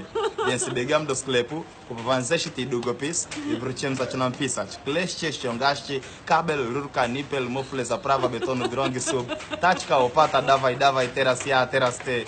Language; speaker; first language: Polish; non-native, learner; Swahili